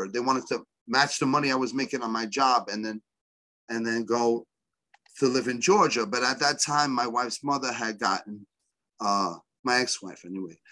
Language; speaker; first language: English; native; English